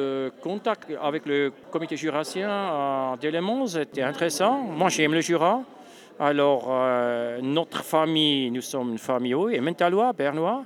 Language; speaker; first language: French; non-native, local second language; Swiss German